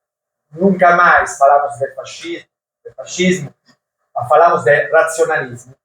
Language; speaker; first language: Portuguese; non-native, learner; Italian